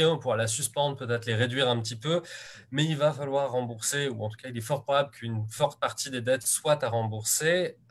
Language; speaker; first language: French; native; French